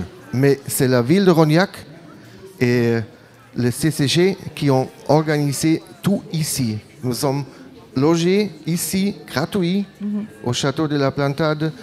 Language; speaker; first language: French; non-native, learner; German